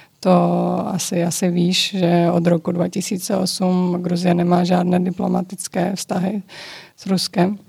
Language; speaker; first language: Czech; early bilingual, other home language; Georgian